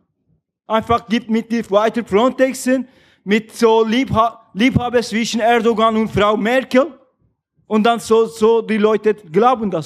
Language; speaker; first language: German; non-native, learner; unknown